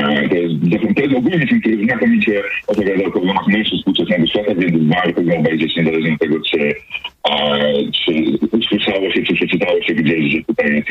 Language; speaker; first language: Polish; native; Polish